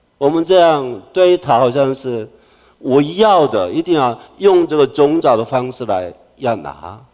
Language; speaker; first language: Chinese; non-native, fluent; Korean